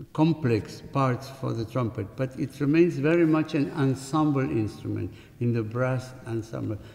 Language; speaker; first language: English; non-native, fluent; Spanish